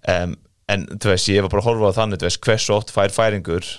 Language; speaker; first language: Icelandic; non-native, fluent; Faroese